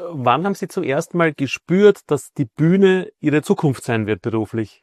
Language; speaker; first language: German; native; German